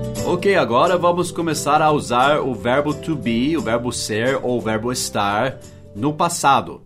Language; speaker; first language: Portuguese; non-native, fluent; English